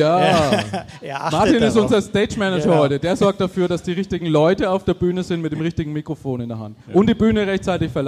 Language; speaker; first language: German; native; German